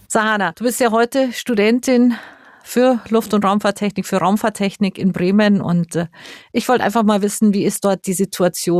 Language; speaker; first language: German; native; German